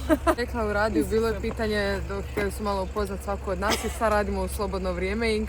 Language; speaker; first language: Croatian; native; Croatian